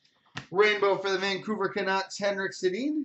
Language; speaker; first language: English; native; English